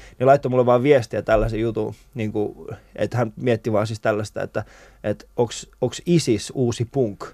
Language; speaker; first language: Finnish; early bilingual, other home language; Persian